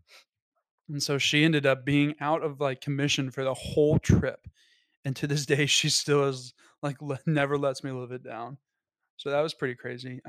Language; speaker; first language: English; native; English